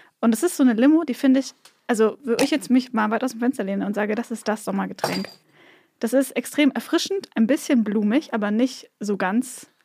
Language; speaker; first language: German; native; German